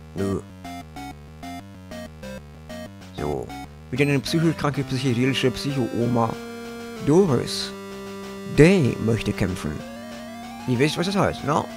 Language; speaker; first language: German; native; German